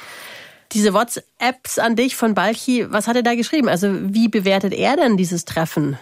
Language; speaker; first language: German; native; German